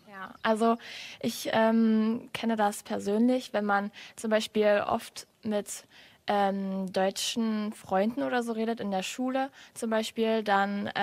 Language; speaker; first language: German; non-native, local second language; Upper Sorbian